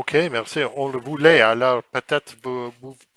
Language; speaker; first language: French; non-native, fluent; English